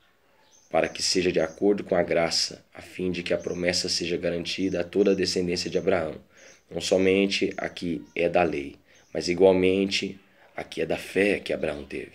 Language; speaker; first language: Portuguese; native; Portuguese